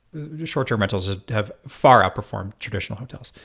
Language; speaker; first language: English; native; English